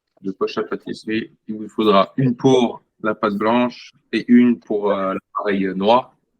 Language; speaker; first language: French; native; French